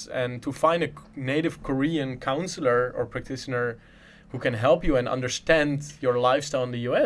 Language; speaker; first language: English; non-native, fluent; Dutch